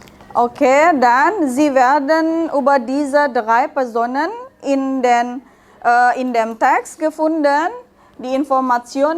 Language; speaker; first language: German; non-native, learner; Indonesian